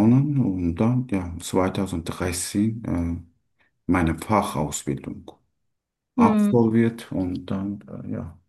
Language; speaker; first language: German; non-native, learner; Turkish